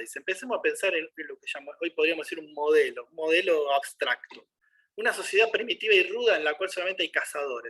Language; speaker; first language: Spanish; native; Spanish